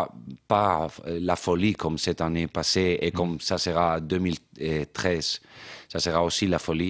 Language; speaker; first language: French; non-native, fluent; Spanish